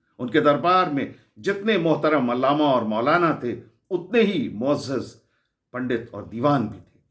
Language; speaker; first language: Urdu; native; Urdu